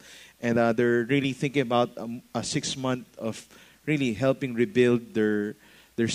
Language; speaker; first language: English; non-native, local second language; Filipino